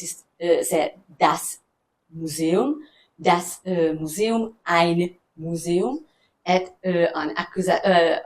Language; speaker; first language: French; non-native, fluent; German